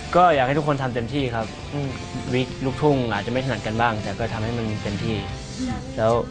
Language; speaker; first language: Thai; early bilingual, other home language; English